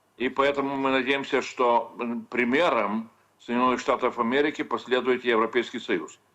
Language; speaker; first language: Russian; non-native, fluent; Lithuanian